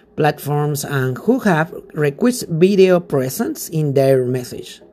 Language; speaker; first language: English; non-native, learner; Spanish